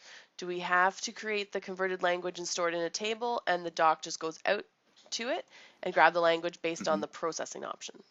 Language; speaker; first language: English; native; English